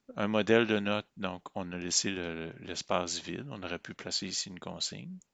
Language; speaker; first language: French; native; French